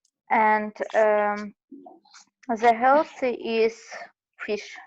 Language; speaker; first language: English; non-native, learner; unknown